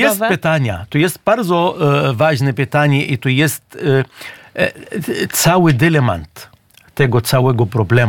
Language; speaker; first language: Polish; non-native, fluent; Arabic